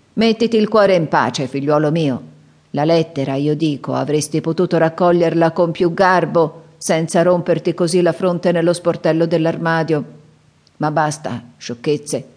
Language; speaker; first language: Italian; native; Italian